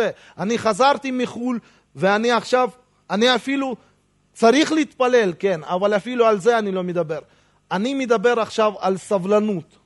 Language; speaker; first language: Hebrew; non-native, fluent; Russian